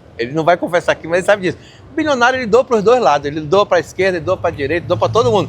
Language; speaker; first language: Portuguese; native; Portuguese